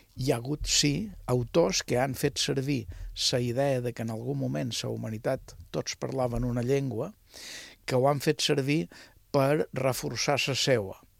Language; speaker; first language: Catalan; native; Catalan